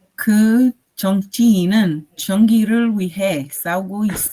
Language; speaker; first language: Korean; non-native, learner; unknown